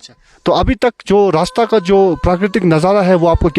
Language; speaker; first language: Hindi; native; Hindi